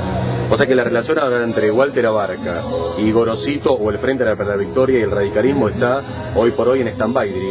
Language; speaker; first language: Spanish; native; Spanish